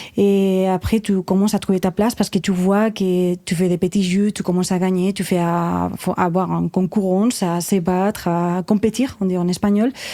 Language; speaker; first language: French; non-native, fluent; Spanish